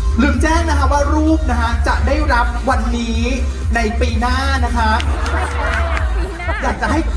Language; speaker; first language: Thai; native; Thai